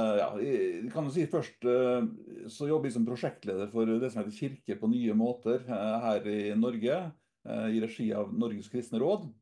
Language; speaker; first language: Norwegian; native; Norwegian